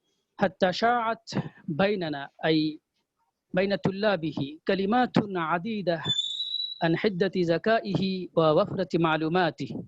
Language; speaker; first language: Arabic; non-native, fluent; Bangla